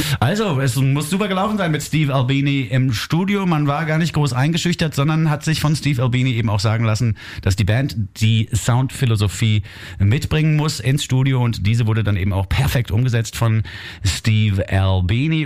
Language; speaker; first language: German; native; German